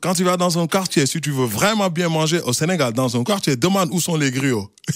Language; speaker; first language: French; non-native, local second language; Wolof